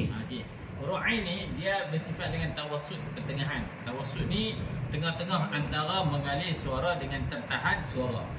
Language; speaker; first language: Malay; native; Malay